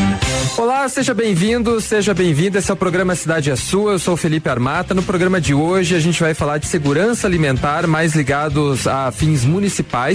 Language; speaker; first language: Portuguese; native; Portuguese